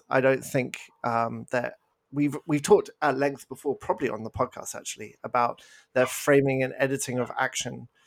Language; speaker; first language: English; native; English